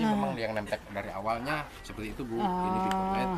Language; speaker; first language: Indonesian; native; Indonesian